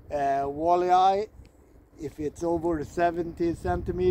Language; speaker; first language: English; non-native, fluent; Swedish